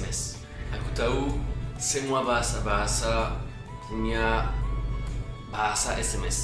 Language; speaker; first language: Indonesian; non-native, learner; French